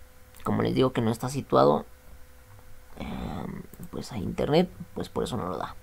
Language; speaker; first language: Spanish; native; Spanish